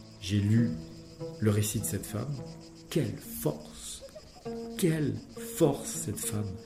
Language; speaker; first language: French; non-native, local second language; Arabic